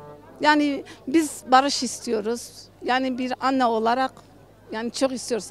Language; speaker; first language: Turkish; non-native, local second language; Kurdish